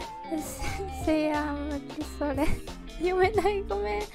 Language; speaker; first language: Japanese; early bilingual, other home language; English